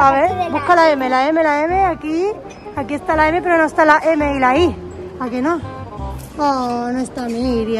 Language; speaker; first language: Spanish; native; Spanish